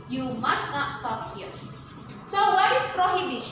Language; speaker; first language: English; non-native, fluent; Indonesian